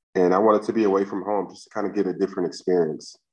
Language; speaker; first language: English; native; English